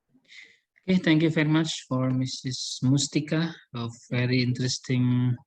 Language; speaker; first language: English; non-native, learner; Indonesian